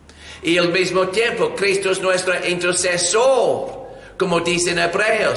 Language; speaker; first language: Spanish; non-native, learner; English